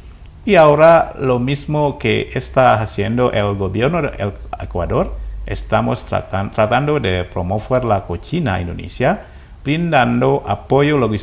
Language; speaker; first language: Spanish; non-native, fluent; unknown